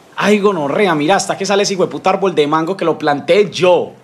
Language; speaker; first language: Spanish; native; Spanish